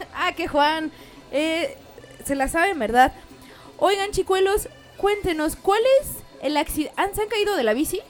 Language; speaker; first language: Spanish; native; Spanish